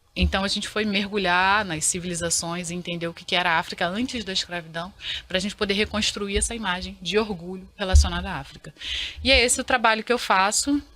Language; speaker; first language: Portuguese; native; Portuguese